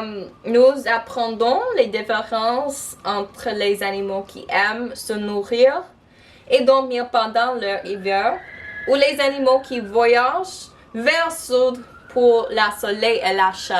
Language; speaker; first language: French; non-native, local second language; English